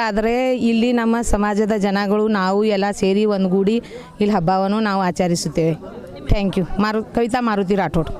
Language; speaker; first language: Kannada; non-native, local second language; Lambadi